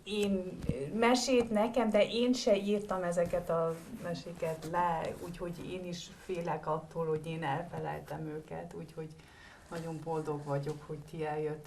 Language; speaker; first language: Hungarian; early bilingual, heritage; Hungarian